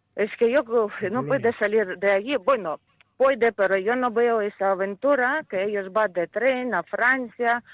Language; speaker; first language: Spanish; non-native, fluent; Ukrainian